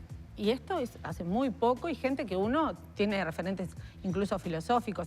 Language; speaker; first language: Spanish; native; Spanish